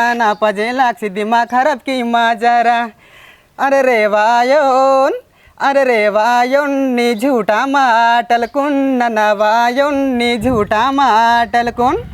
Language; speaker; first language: Telugu; non-native, local second language; Gondi